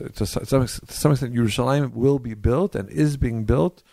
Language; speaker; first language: English; native; English